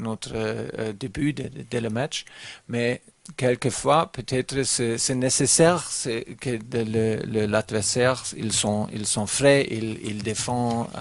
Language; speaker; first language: French; non-native, learner; German